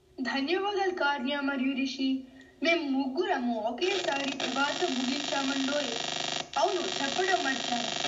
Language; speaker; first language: Telugu; early bilingual, heritage; Telugu